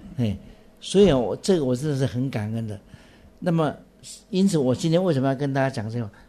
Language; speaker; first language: Chinese; native; Chinese